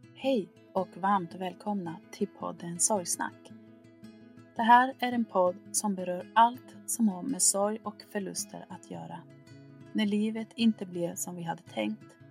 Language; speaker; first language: Swedish; native; Swedish